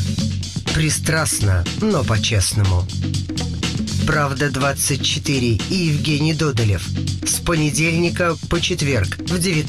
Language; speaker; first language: Russian; native; Russian